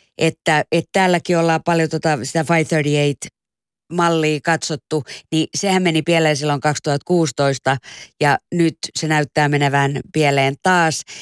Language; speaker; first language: Finnish; native; Finnish